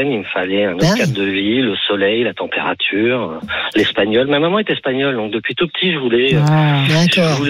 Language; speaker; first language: French; native; French